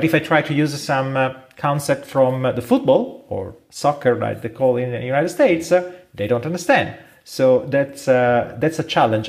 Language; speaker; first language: English; non-native, fluent; Italian